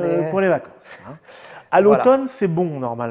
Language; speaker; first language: French; native; French